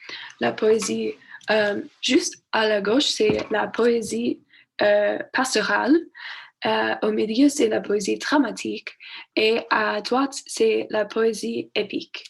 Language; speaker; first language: French; non-native, learner; English